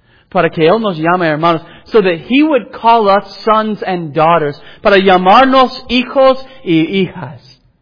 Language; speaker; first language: Spanish; non-native, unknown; English